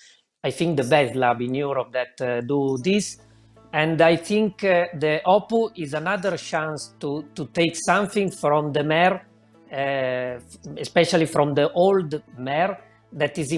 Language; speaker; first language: English; non-native, learner; Italian